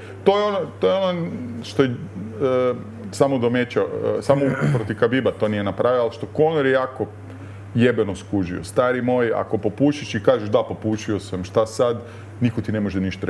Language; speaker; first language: Croatian; native; Croatian